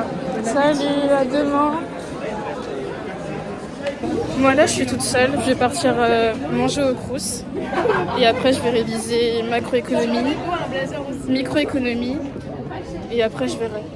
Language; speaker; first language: French; native; French